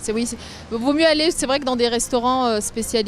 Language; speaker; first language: French; native; French